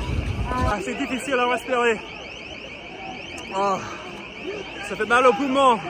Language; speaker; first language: French; non-native, learner; English